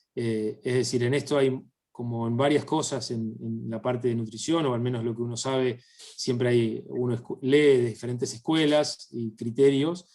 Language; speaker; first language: Spanish; native; Spanish